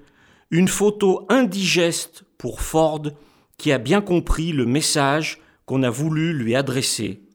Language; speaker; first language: French; native; French